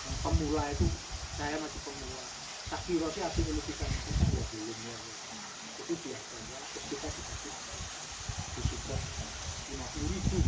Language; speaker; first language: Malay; non-native, local second language; Javanese